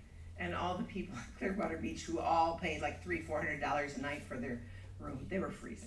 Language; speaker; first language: English; native; English